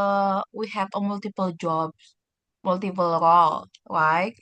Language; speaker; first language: English; non-native, fluent; Indonesian